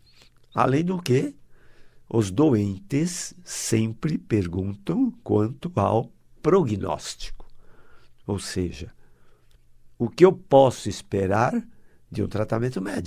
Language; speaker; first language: Portuguese; native; Portuguese